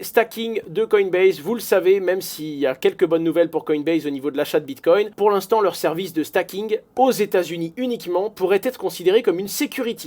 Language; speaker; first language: French; native; French